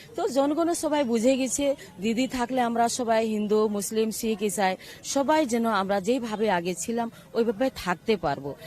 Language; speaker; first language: Bangla; non-native, local second language; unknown